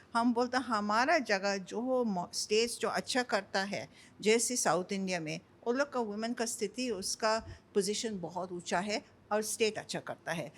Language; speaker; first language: Hindi; non-native, local second language; English